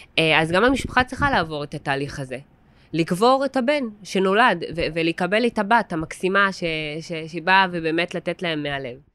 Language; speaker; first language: Hebrew; non-native, local second language; Arabic